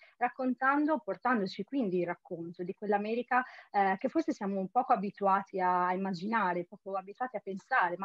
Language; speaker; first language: Italian; native; Italian